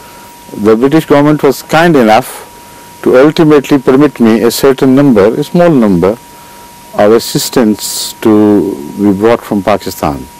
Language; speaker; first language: English; non-native, local second language; Urdu